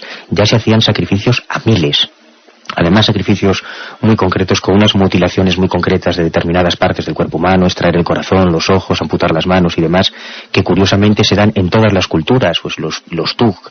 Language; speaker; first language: Spanish; native; Spanish